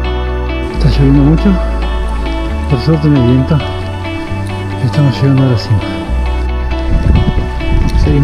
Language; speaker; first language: Spanish; native; Spanish